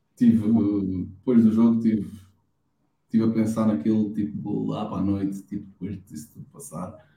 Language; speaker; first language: Portuguese; non-native, local second language; Kabuverdianu